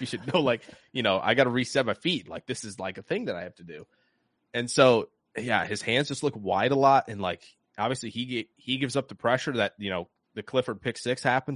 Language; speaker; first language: English; native; English